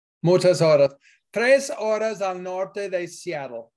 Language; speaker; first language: Spanish; non-native, fluent; English